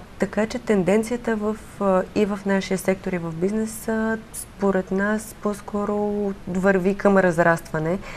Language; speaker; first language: Bulgarian; native; Bulgarian